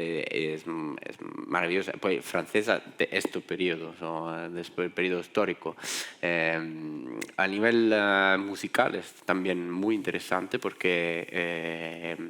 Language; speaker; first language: Spanish; non-native, fluent; Italian